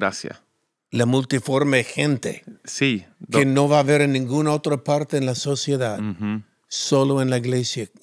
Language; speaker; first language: Spanish; non-native, fluent; English